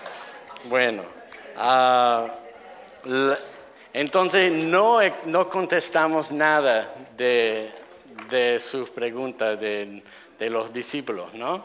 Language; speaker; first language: Spanish; non-native, fluent; English